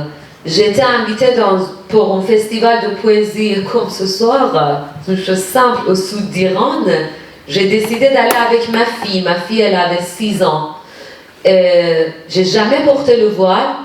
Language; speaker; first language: French; non-native, fluent; Persian